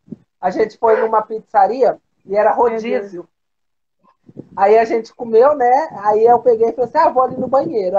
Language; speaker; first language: Portuguese; native; Portuguese